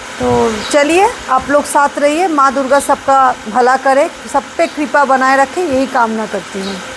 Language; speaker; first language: Hindi; non-native, local second language; Bangla